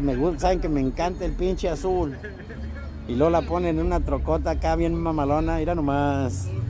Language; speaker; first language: Spanish; early bilingual, heritage; Spanish